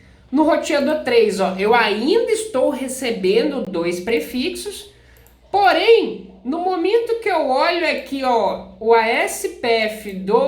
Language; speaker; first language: Portuguese; native; Portuguese